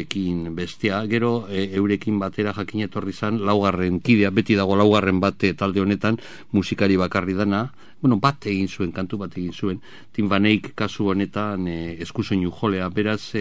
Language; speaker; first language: Basque; native; Basque